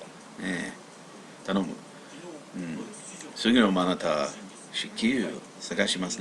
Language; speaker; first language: Japanese; non-native, learner; English